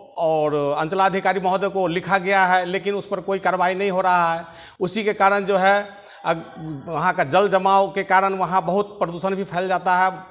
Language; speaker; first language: Hindi; native; Hindi